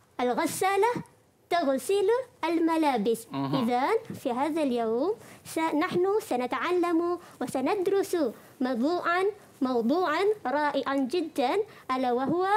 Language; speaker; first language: Arabic; non-native, fluent; Malay